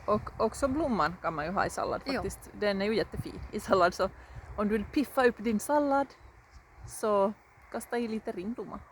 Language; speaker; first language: Swedish; non-native, local second language; Finnish